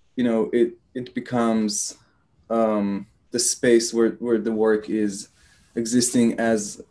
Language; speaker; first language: English; non-native, fluent; Hebrew